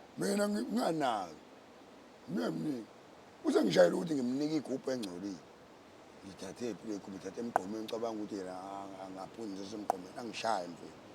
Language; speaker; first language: Zulu; native; Zulu